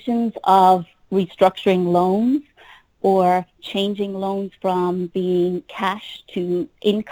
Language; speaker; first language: English; native; English